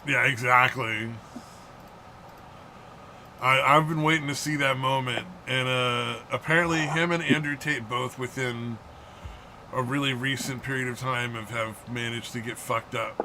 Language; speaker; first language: English; native; English